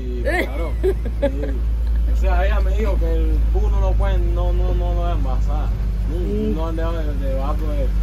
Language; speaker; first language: Spanish; native; Spanish